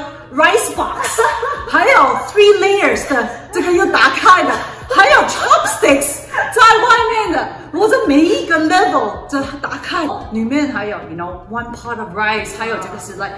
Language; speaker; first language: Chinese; early bilingual, other home language; Cantonese